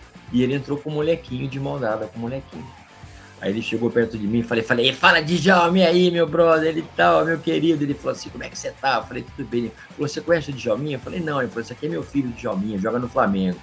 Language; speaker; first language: Portuguese; native; Portuguese